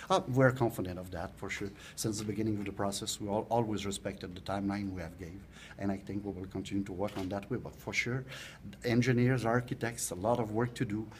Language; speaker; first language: English; non-native, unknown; French